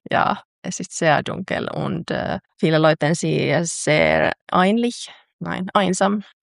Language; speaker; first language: German; non-native, learner; Finnish